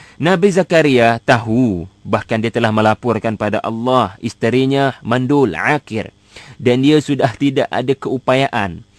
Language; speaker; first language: Malay; native; Malay